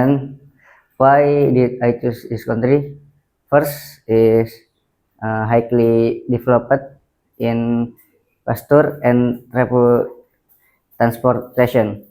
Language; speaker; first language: English; non-native, learner; Indonesian